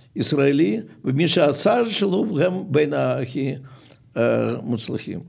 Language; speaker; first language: Hebrew; non-native, fluent; Russian